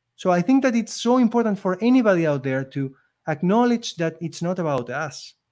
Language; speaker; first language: English; non-native, fluent; Spanish